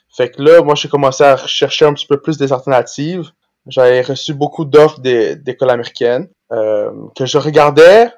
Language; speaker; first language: French; early bilingual, other home language; Portuguese